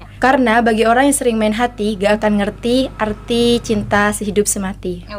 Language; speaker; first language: Indonesian; non-native, local second language; Madurese